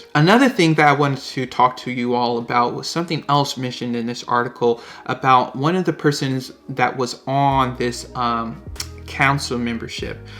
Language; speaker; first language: English; native; English